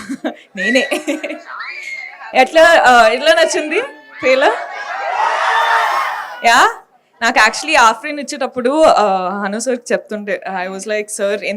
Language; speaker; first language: Telugu; non-native, fluent; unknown